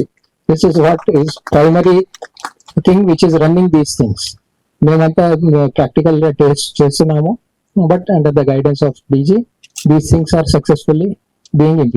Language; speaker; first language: Telugu; native; Telugu